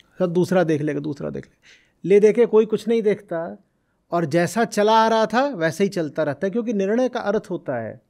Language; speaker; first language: Hindi; native; Hindi